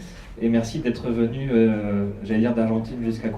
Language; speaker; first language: French; native; French